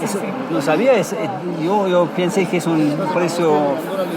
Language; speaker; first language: Spanish; non-native, fluent; German